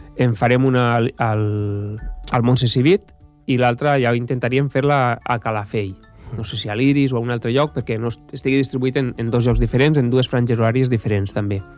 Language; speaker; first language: Catalan; native; Catalan